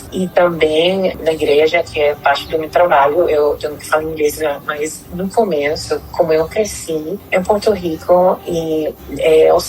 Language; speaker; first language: Portuguese; non-native, fluent; Spanish